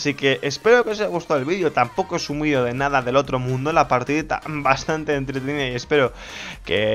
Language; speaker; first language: Spanish; native; Spanish